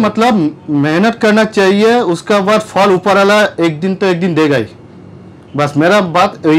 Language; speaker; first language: Hindi; non-native, local second language; Assamese